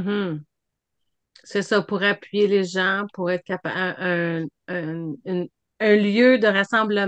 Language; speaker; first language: French; native; French